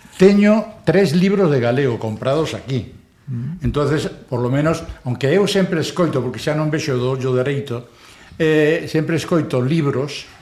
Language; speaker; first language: Galician; non-native, local second language; Spanish